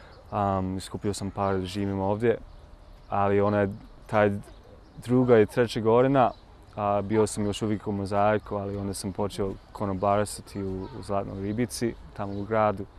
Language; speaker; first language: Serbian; non-native, learner; English